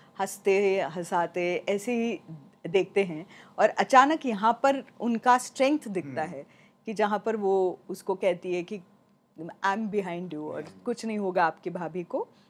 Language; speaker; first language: Hindi; non-native, local second language; Marathi